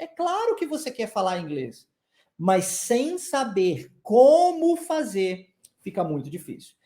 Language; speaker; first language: Portuguese; native; Portuguese